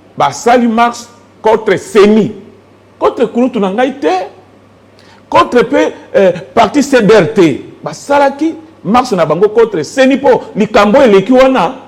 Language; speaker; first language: Lingala; native; Lingala